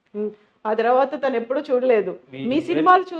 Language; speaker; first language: Telugu; native; Telugu